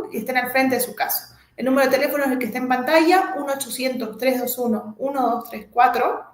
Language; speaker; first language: Spanish; native; Spanish